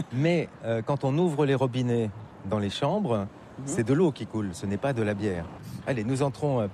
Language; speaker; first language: French; native; French